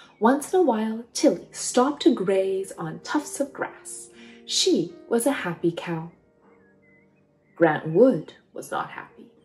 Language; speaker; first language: English; native; English